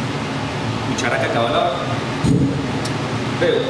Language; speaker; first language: Spanish; native; Spanish